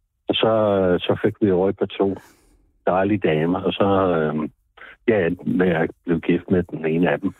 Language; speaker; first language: Danish; non-native, fluent; English